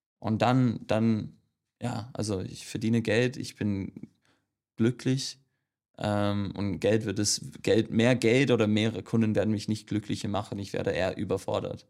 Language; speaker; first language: German; non-native, fluent; English